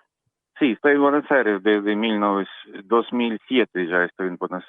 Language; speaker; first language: Spanish; non-native, learner; Russian